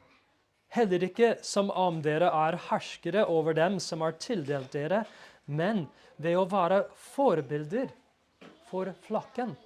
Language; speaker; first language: Norwegian; non-native, fluent; English